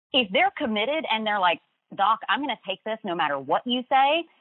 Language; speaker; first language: English; native; English